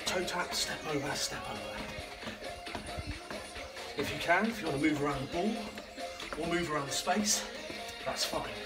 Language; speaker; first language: English; native; English